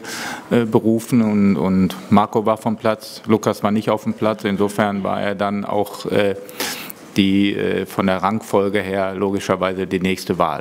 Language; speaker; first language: German; native; German